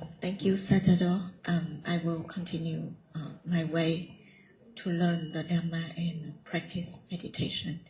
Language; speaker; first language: English; non-native, learner; Vietnamese